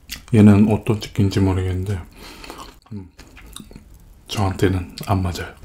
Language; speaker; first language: Korean; non-native, fluent; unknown